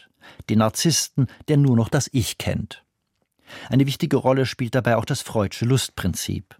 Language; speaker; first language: German; native; German